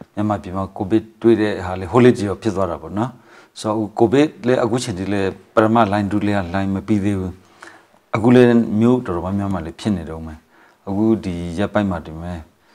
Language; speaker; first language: Burmese; non-native, local second language; Hakha Chin